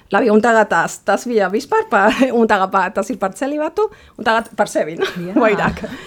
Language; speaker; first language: Latvian; non-native, fluent; Spanish